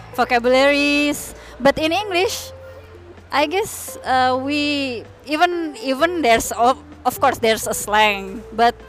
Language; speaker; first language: English; non-native, fluent; Indonesian